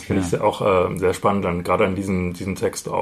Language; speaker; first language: German; native; German